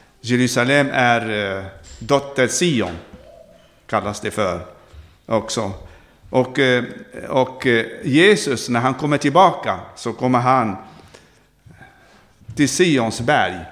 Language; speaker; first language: Swedish; non-native, fluent; Arabic